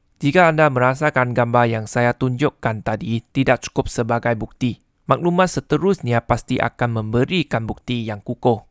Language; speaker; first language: Malay; non-native, local second language; Chinese